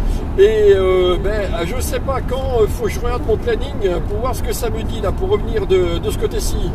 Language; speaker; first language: French; native; French